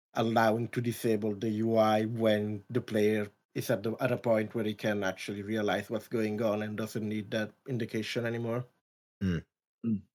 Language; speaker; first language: English; non-native, fluent; Italian